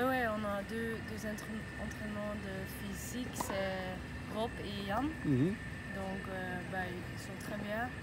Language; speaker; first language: French; non-native, learner; Dutch